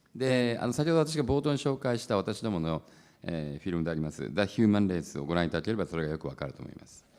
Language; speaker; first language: Japanese; native; Japanese